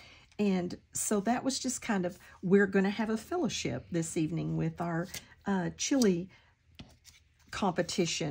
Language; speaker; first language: English; native; English